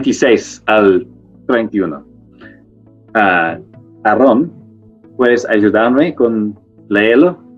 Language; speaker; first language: Spanish; non-native, fluent; English